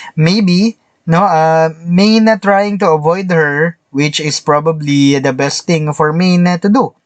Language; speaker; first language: English; non-native, local second language; Filipino